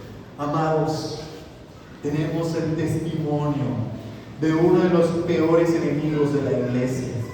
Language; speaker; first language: Spanish; native; Spanish